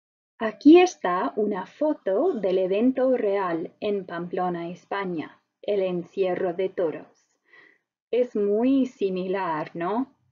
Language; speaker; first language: Spanish; non-native, fluent; English